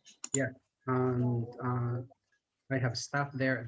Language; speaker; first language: English; non-native, fluent; Thai